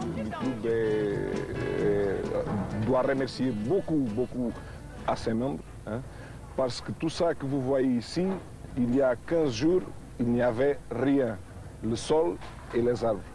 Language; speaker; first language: French; non-native, fluent; Portuguese